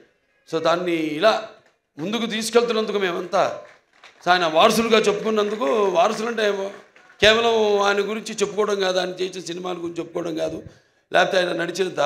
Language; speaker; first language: Telugu; native; Telugu